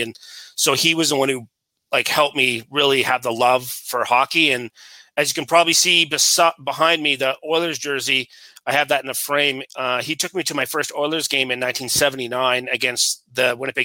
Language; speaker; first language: English; native; English